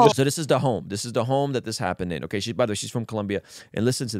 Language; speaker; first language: English; native; English